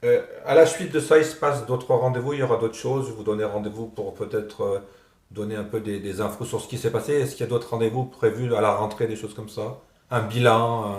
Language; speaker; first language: French; native; French